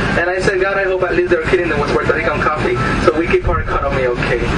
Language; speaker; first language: English; non-native, local second language; Spanish